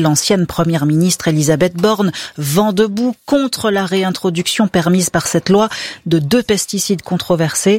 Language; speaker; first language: French; native; French